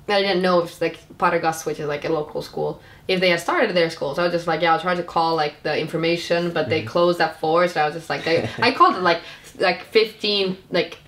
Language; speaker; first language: English; non-native, fluent; Finnish